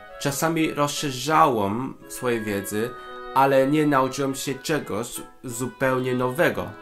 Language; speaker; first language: Polish; non-native, fluent; Cantonese